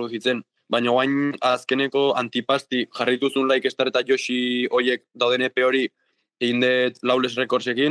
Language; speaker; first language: Basque; native; Basque